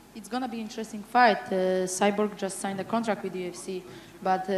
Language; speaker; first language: English; non-native, fluent; Polish